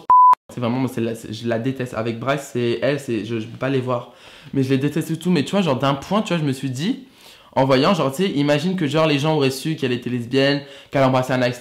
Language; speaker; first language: French; native; French